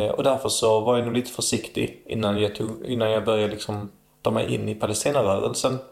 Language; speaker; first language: Swedish; early bilingual, other home language; Arabic